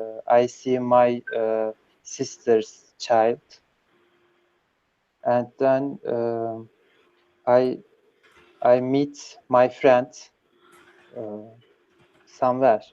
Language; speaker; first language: English; non-native, learner; Turkish